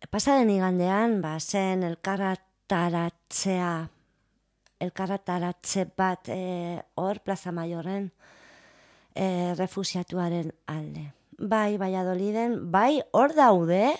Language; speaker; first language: Basque; non-native, local second language; Spanish